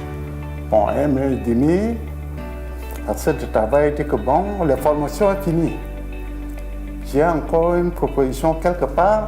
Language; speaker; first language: French; non-native, local second language; Sango